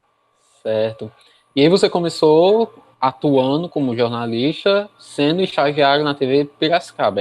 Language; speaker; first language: Portuguese; native; Portuguese